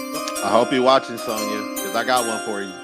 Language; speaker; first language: English; native; English